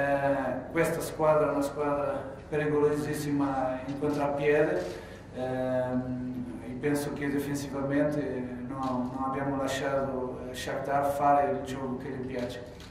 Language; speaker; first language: Italian; non-native, fluent; Portuguese